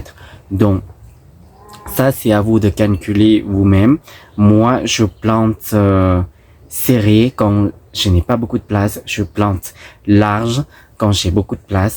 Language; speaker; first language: French; non-native, fluent; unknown